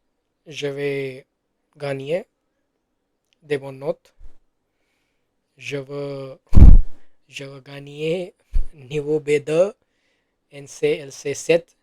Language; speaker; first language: French; non-native, learner; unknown